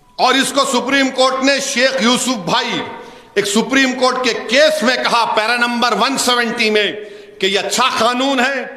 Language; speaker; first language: Urdu; native; Urdu